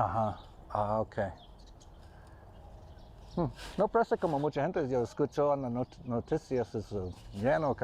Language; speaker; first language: Spanish; non-native, learner; English